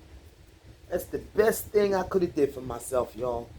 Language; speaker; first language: English; native; English